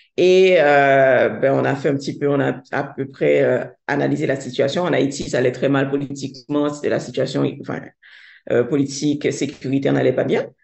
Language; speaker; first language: French; non-native, local second language; Haitian Creole